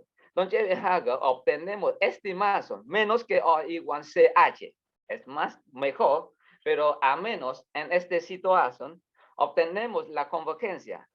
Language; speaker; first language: Spanish; non-native, learner; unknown